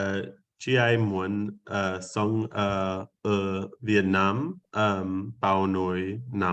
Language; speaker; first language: Vietnamese; non-native, learner; English